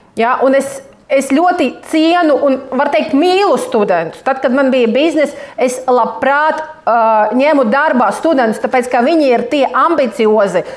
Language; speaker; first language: Latvian; non-native, local second language; Russian